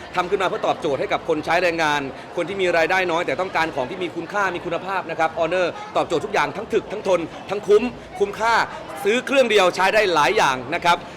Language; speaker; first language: Thai; native; Thai